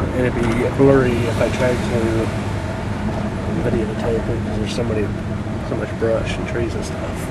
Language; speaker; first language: English; native; English